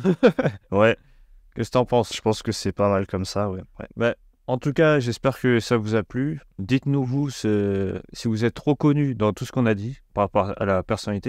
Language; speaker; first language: French; native; French